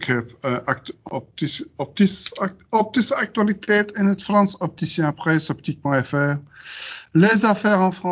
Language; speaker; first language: French; non-native, fluent; Dutch